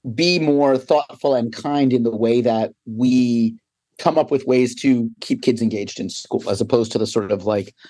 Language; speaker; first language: English; native; English